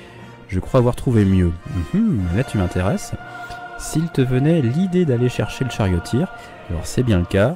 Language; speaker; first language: French; native; French